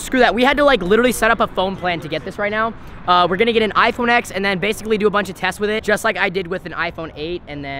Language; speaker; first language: English; native; English